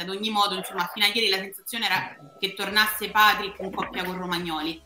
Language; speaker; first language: Italian; native; Italian